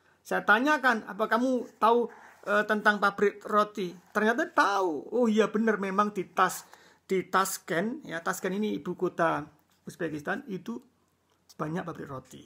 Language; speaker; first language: Indonesian; native; Indonesian